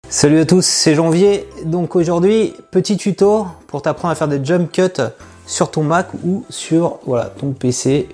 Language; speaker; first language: French; native; French